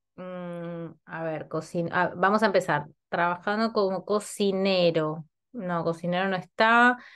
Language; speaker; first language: Spanish; native; Spanish